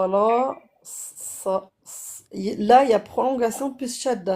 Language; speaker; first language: French; native; French